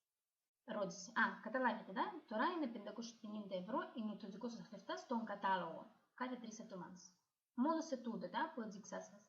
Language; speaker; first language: Greek; non-native, fluent; Ukrainian